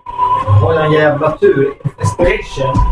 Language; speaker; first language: Swedish; native; Swedish